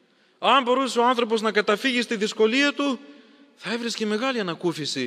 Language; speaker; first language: Greek; native; Greek